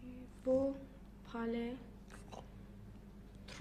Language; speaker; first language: French; non-native, learner; English